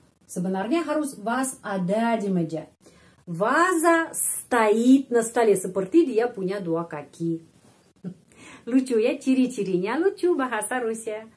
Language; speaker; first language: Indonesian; non-native, fluent; Russian